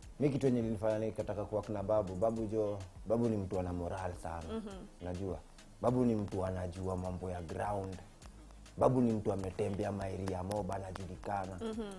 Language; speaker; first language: Swahili; native; Swahili